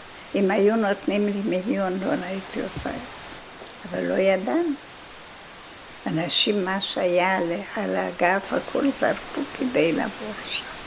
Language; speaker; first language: Hebrew; non-native, fluent; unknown